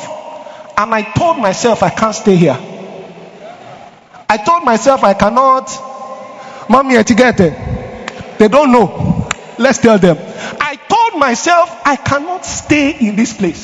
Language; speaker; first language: English; non-native, local second language; Yoruba